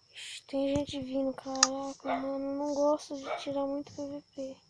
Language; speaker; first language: Portuguese; native; Portuguese